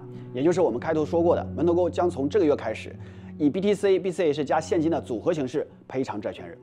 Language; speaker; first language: Chinese; native; Chinese